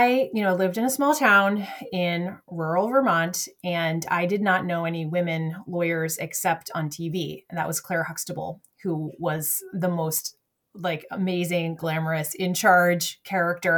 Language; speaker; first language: English; native; English